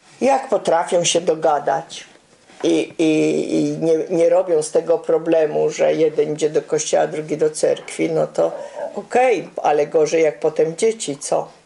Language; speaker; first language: Polish; native; Polish